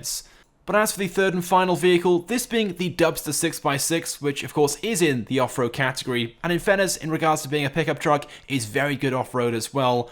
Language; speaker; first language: English; native; English